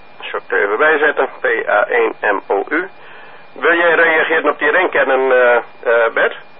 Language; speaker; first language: Dutch; native; Dutch